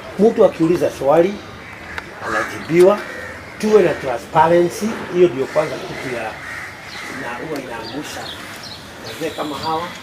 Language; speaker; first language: Swahili; non-native, local second language; Kikuyu